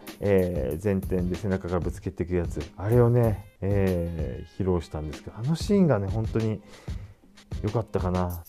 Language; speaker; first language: Japanese; native; Japanese